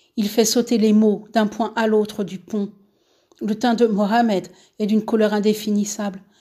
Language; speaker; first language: French; native; French